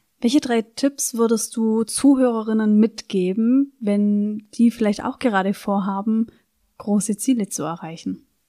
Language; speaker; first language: German; native; German